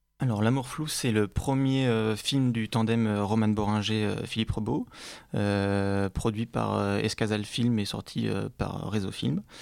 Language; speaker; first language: French; native; French